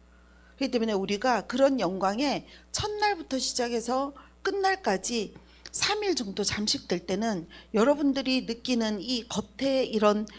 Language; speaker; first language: Korean; native; Korean